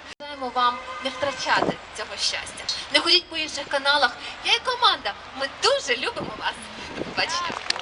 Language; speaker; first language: Ukrainian; native; Ukrainian